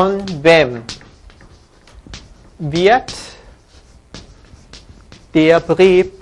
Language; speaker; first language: German; non-native, fluent; Korean